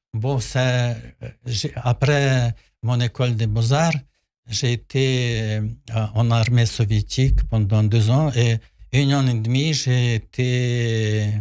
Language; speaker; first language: French; non-native, learner; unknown